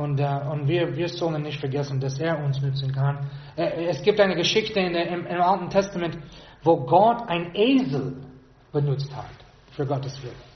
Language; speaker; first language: German; non-native, fluent; English